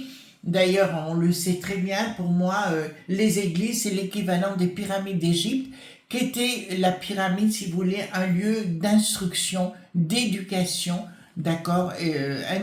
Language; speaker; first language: French; native; French